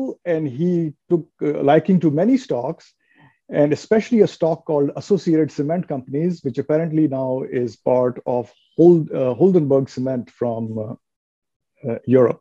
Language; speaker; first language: English; non-native, local second language; Hindi